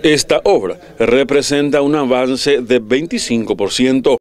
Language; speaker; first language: Spanish; native; Spanish